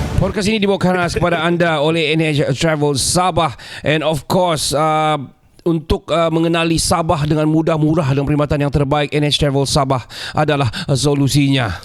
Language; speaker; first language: Malay; native; Malay